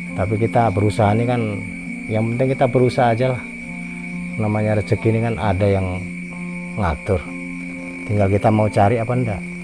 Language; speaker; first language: Indonesian; non-native, local second language; Javanese